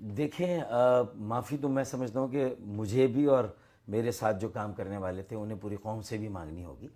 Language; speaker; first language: Urdu; non-native, local second language; Memoni